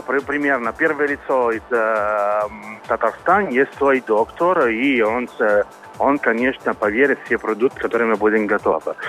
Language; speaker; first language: Russian; non-native, learner; Italian